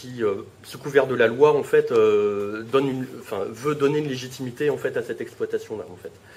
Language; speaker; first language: French; native; French